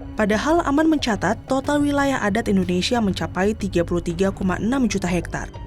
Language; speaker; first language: Indonesian; native; Indonesian